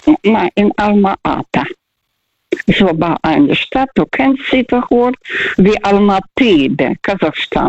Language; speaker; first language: German; non-native, fluent; Russian